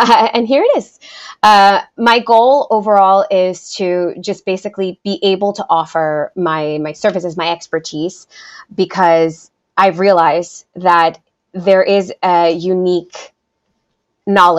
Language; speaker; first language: English; early bilingual, other home language; Spanish